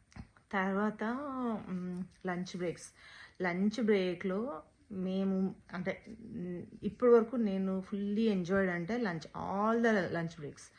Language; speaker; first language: Telugu; native; Telugu